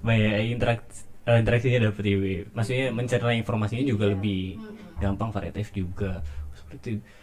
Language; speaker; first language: Indonesian; native; Indonesian